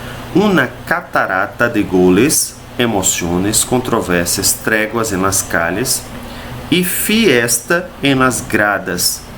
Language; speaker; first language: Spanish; non-native, fluent; Portuguese